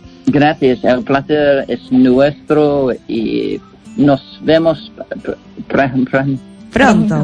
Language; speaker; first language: Spanish; non-native, learner; English